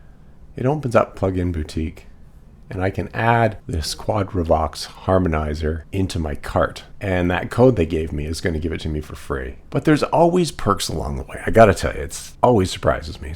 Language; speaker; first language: English; native; English